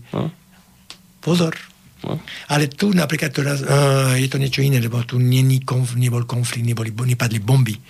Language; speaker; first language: Slovak; non-native, fluent; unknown